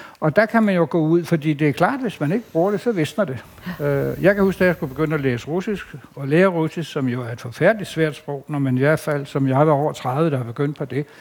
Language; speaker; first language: Danish; native; Danish